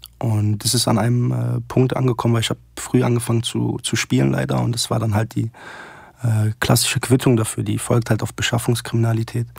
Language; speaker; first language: German; early bilingual, other home language; Arabic